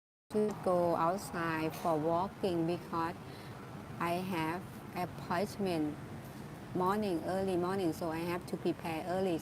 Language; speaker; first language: English; non-native, learner; Thai